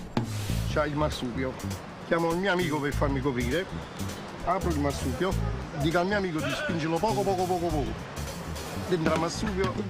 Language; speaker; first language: Italian; native; Italian